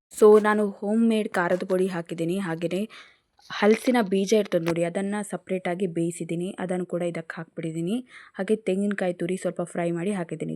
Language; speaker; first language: Kannada; non-native, local second language; Tulu